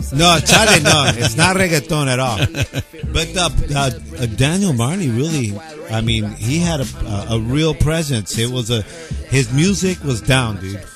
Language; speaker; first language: English; early bilingual, other home language; Spanish